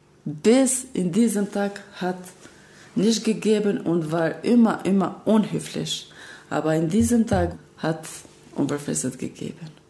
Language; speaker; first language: German; non-native, learner; Albanian